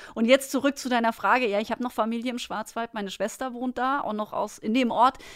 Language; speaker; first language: German; native; German